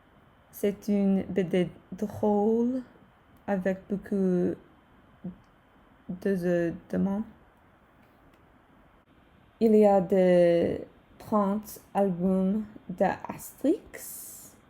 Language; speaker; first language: French; non-native, learner; English